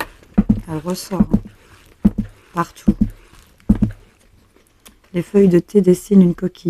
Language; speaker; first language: French; native; French